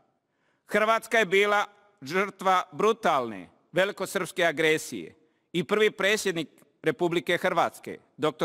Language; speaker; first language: Bosnian; native; Bosnian